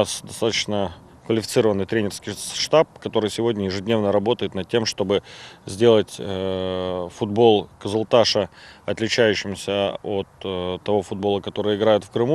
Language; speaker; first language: Russian; native; Russian